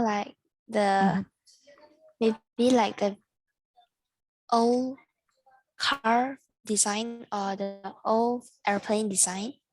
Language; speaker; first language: English; non-native, learner; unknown